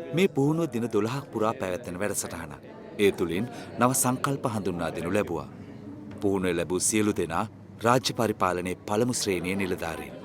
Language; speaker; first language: Sinhala; native; Sinhala